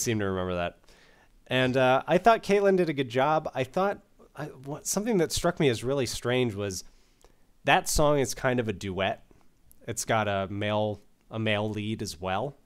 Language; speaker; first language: English; native; English